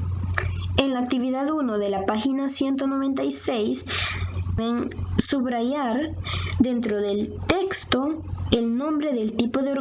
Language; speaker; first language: Spanish; native; Spanish